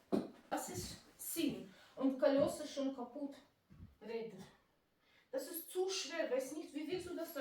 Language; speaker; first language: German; non-native, learner; Russian